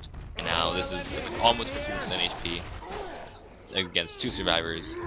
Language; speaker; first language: English; native; English